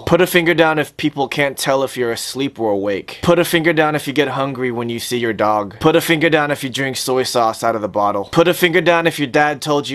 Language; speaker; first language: English; early bilingual, other home language; Chinese